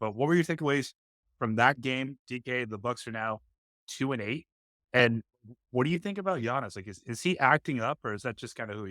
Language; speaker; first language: English; native; English